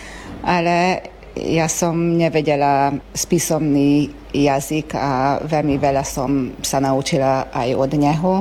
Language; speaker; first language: Slovak; early bilingual, heritage; Slovak